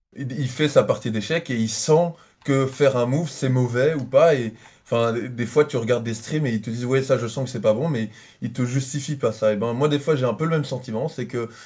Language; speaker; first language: French; native; French